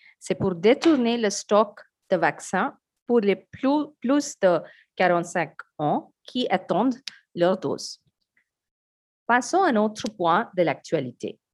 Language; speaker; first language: French; non-native, fluent; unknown